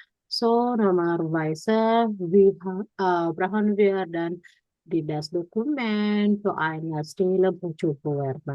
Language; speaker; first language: German; non-native, fluent; Indonesian